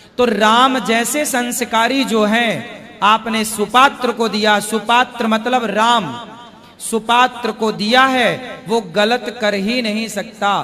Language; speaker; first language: Hindi; native; Hindi